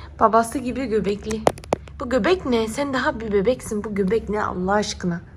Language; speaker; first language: Turkish; early bilingual, heritage; Turkish